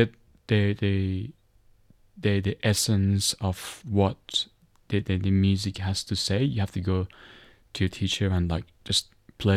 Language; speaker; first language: English; non-native, fluent; Persian